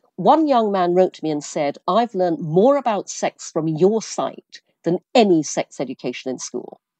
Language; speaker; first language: English; early bilingual, other home language; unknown